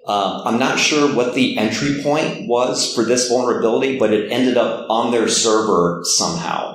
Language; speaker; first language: English; native; English